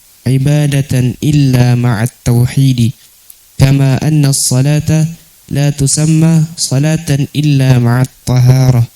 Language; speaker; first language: Arabic; non-native, learner; Indonesian